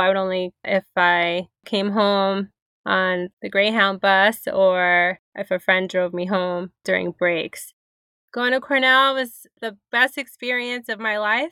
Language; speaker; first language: English; native; English